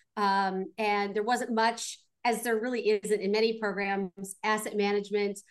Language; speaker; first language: English; native; English